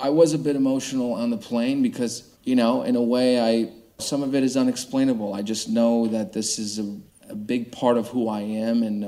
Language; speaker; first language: English; early bilingual, other home language; Romanian